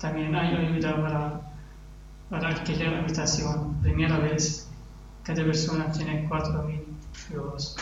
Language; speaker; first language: Spanish; non-native, learner; Arabic